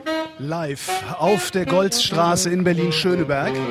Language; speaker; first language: German; native; German